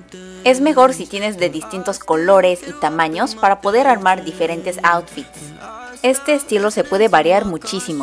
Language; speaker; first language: Spanish; non-native, fluent; Korean